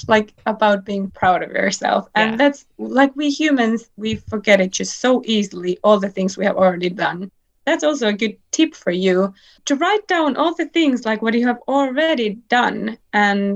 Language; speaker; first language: English; non-native, fluent; Finnish